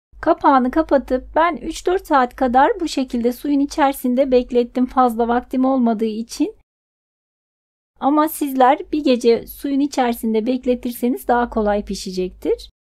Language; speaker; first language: Turkish; native; Turkish